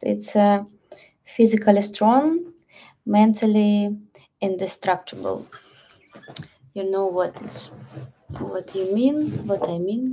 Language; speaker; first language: English; non-native, learner; Russian